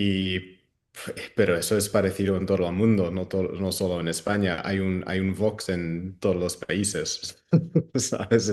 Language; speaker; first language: Spanish; non-native, fluent; Dutch